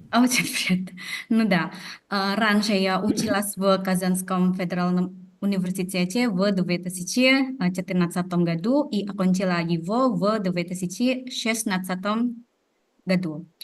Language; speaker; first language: Russian; non-native, fluent; Indonesian